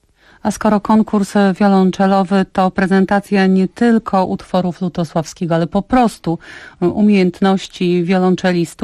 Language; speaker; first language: Polish; native; Polish